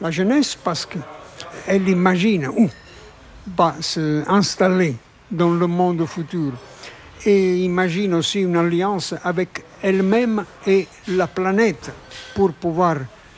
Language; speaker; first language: French; non-native, fluent; Italian